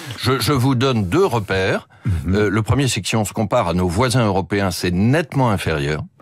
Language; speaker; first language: French; native; French